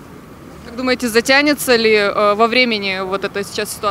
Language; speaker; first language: Russian; native; Russian